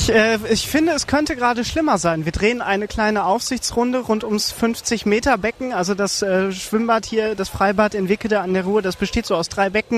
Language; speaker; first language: German; native; German